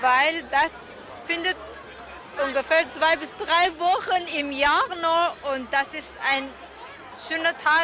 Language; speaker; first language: German; non-native, learner; Persian